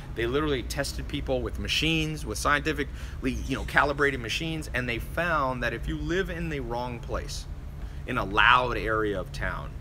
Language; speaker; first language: English; native; English